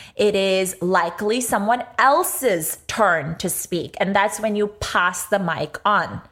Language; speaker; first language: English; non-native, local second language; Urdu